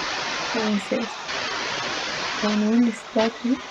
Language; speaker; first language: French; non-native, learner; Spanish